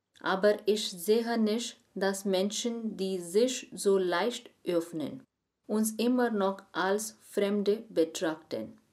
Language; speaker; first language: German; non-native, learner; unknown